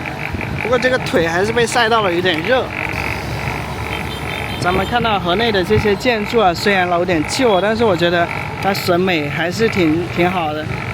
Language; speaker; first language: Chinese; native; Chinese